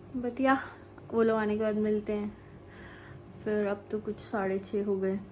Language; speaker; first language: Hindi; non-native, local second language; Malayalam